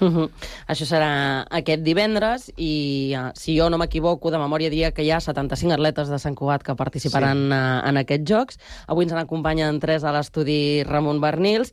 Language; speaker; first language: Catalan; native; Catalan